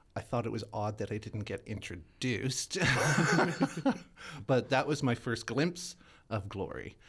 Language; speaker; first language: English; native; English